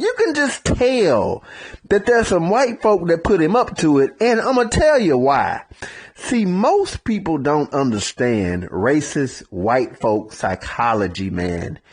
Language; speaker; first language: English; native; English